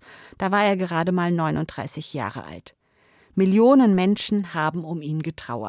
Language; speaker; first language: German; native; German